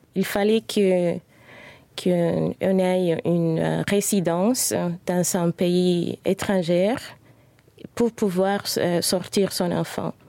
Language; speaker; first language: French; non-native, fluent; Spanish